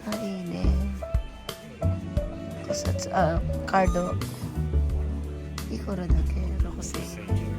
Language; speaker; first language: Japanese; non-native, fluent; Filipino